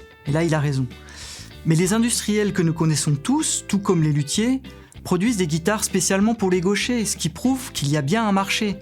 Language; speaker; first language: French; native; French